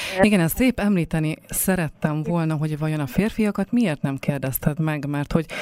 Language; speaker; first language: Hungarian; native; Hungarian